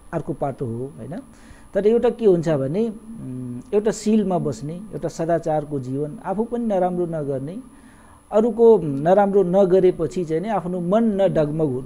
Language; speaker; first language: Nepali; non-native, local second language; Awadhi